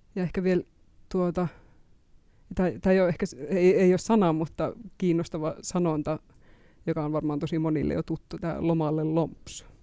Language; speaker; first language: Finnish; native; Finnish